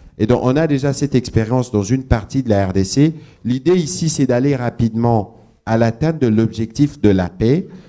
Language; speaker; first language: French; non-native, local second language; Lingala